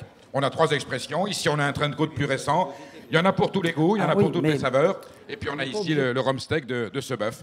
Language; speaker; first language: French; native; French